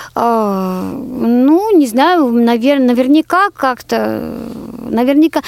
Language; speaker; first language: Russian; non-native, local second language; Georgian